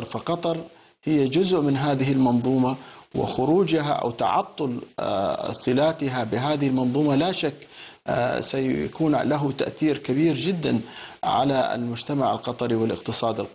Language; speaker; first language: Arabic; native; Arabic